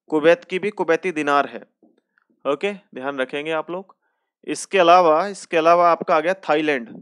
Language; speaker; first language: Hindi; native; Hindi